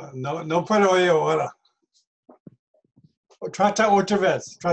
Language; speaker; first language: Spanish; non-native, learner; English